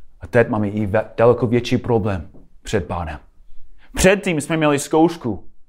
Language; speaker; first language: Czech; non-native, fluent; English